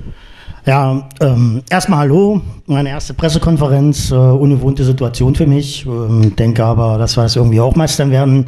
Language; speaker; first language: German; native; German